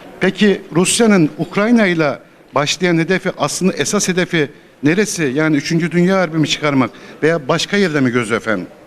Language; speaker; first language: Turkish; native; Turkish